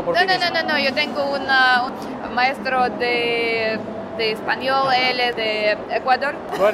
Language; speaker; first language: Spanish; non-native, learner; Russian